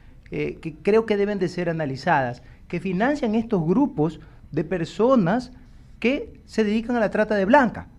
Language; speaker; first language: Spanish; native; Spanish